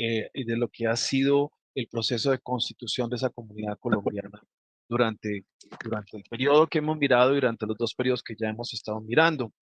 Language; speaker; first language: Spanish; native; Spanish